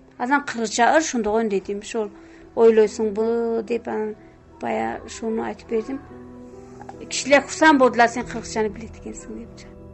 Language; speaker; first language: Kyrgyz; non-native, local second language; Tajik